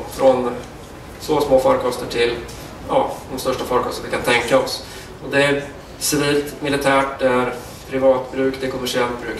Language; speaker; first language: Swedish; native; Swedish